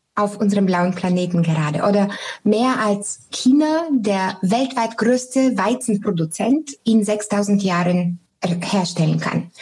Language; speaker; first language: German; non-native, fluent; Bulgarian